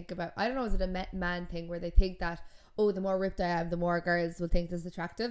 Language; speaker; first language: English; native; English